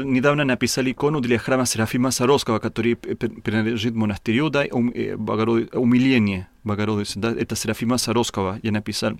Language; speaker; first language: Russian; non-native, learner; Spanish